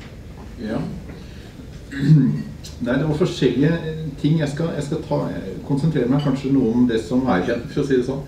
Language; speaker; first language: Norwegian; native; Norwegian